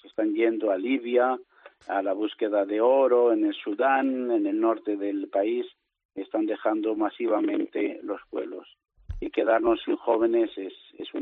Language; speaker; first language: Spanish; native; Spanish